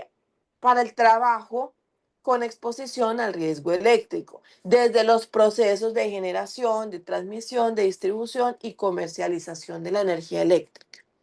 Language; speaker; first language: Spanish; native; Spanish